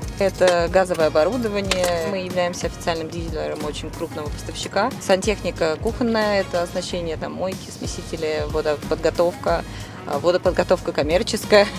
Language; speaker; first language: Russian; native; Russian